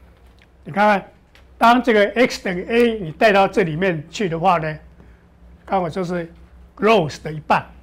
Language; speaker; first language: Chinese; native; Chinese